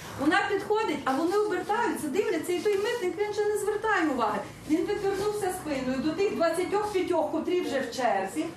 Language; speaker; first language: Ukrainian; native; Ukrainian